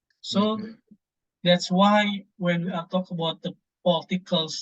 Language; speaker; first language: English; non-native, fluent; Indonesian